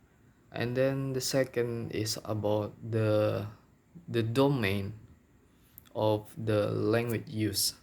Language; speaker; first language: English; non-native, local second language; Minangkabau